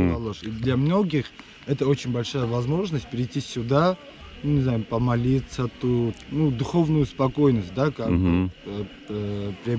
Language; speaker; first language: Russian; non-native, local second language; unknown